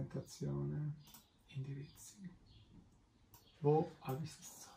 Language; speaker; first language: German; non-native, fluent; Italian